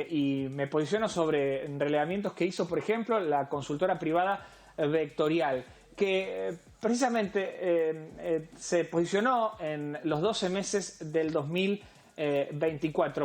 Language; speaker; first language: Spanish; native; Spanish